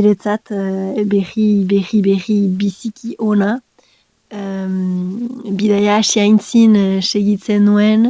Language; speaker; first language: Basque; non-native, local second language; French